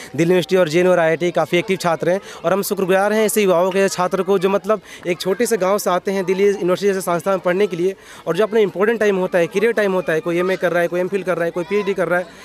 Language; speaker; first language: Hindi; native; Hindi